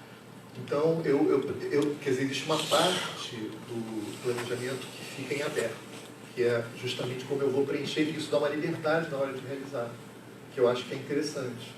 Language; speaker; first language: Portuguese; native; Portuguese